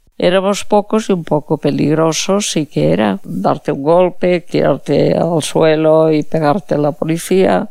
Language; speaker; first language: Spanish; non-native, local second language; Catalan